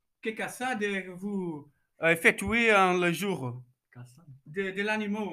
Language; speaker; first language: French; non-native, learner; Portuguese